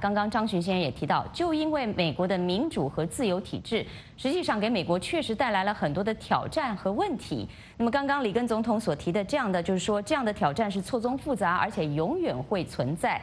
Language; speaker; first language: Chinese; native; Chinese